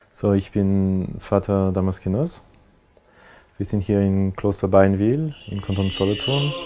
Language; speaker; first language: German; non-native, local second language; French